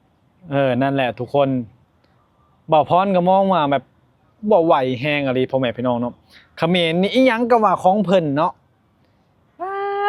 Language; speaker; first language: Thai; non-native, local second language; Lao